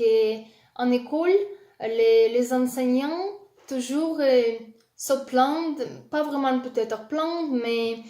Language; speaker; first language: French; non-native, learner; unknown